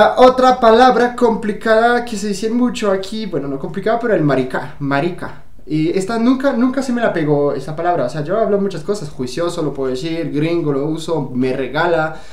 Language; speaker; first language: Spanish; non-native, fluent; French